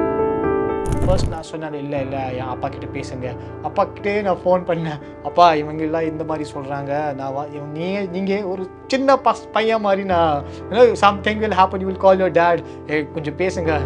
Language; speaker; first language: Tamil; non-native, learner; Kashmiri